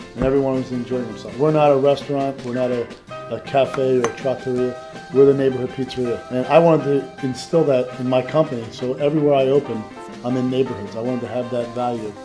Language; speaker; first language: English; native; English